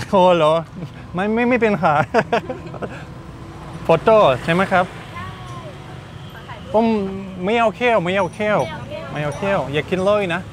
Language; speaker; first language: Thai; non-native, learner; Russian